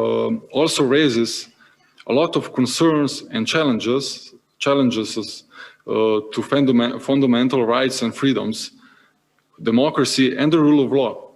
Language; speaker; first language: English; non-native, fluent; Slovenian